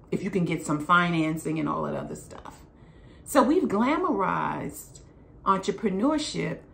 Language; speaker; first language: English; native; English